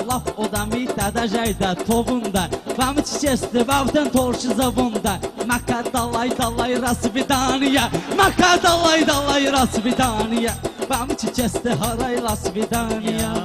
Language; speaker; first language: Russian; non-native, learner; Talysh